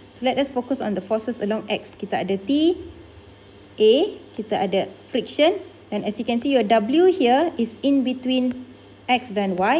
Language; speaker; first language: English; non-native, local second language; Malay